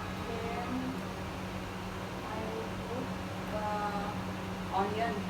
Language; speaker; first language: English; non-native, learner; Vietnamese